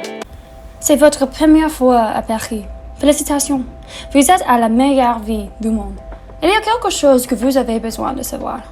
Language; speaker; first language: French; non-native, learner; English